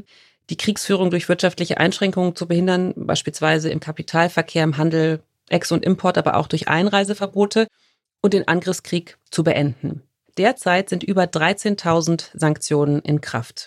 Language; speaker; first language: German; native; German